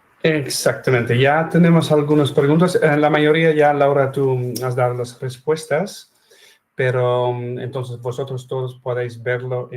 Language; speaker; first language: Spanish; non-native, fluent; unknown